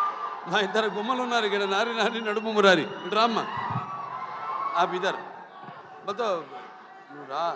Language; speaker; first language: Telugu; native; Telugu